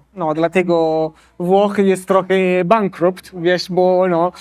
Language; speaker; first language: Polish; non-native, fluent; Italian